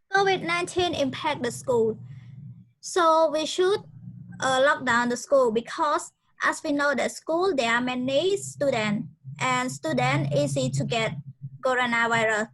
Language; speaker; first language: English; non-native, learner; Khmer